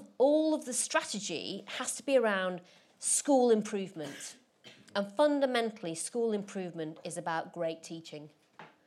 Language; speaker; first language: English; native; English